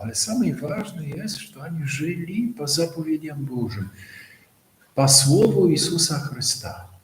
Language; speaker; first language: Russian; non-native, fluent; Polish